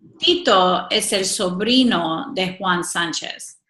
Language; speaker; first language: Spanish; non-native, fluent; English